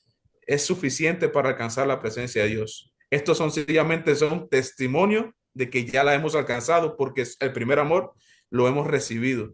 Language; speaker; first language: Spanish; native; Spanish